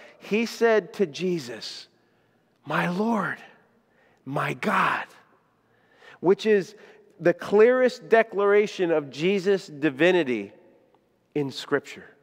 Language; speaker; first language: English; native; English